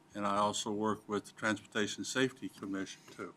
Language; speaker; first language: English; native; English